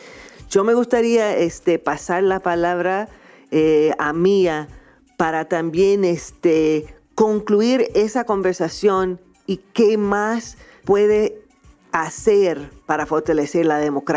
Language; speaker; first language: Spanish; non-native, fluent; English